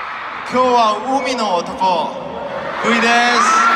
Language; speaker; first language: Japanese; non-native, learner; Korean